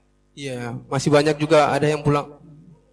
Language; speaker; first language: Indonesian; native; Indonesian